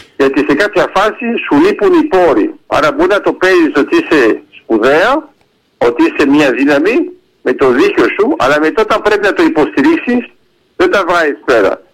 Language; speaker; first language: Greek; early bilingual, heritage; Greek